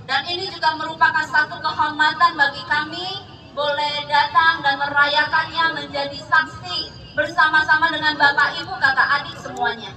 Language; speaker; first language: Indonesian; native; Indonesian